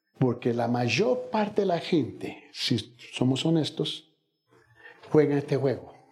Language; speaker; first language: Spanish; early bilingual, heritage; Spanish